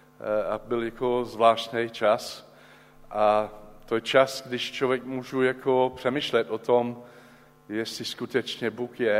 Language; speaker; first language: Czech; non-native, learner; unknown